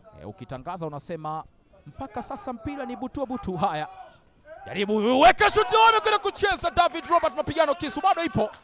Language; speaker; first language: Swahili; native; Swahili